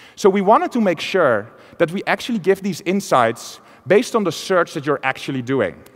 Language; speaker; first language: English; non-native, fluent; Dutch